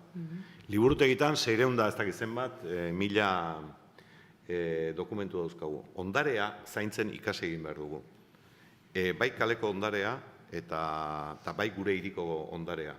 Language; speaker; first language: Basque; native; Basque